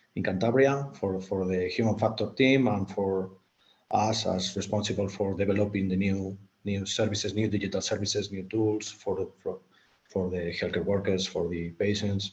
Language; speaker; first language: English; non-native, fluent; Spanish